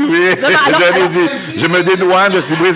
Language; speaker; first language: French; native; French